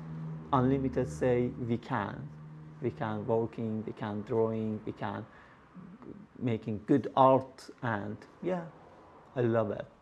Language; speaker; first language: English; non-native, learner; Persian